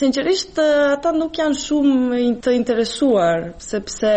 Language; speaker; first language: Albanian; non-native, fluent; Serbian